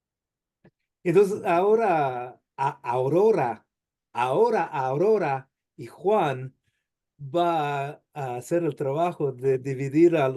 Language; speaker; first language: Spanish; non-native, fluent; English